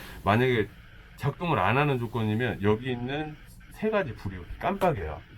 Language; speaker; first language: Korean; native; Korean